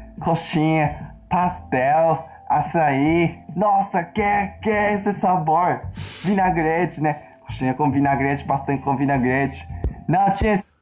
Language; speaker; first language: Portuguese; non-native, fluent; Japanese